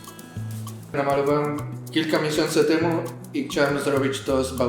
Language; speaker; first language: Polish; non-native, learner; Spanish